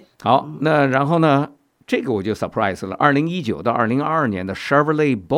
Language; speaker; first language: Chinese; native; Chinese